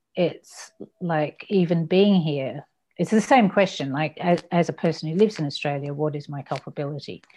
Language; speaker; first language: English; native; English